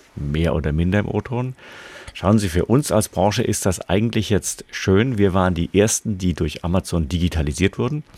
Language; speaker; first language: German; native; German